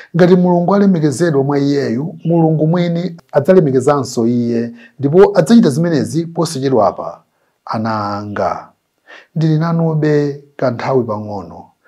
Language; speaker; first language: Nyanja; native; Nyanja